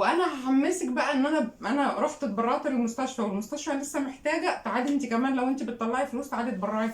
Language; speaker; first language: Arabic; native; Arabic